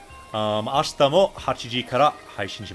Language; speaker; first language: Japanese; non-native, fluent; English